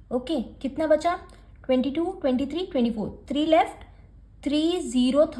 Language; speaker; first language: Hindi; native; Hindi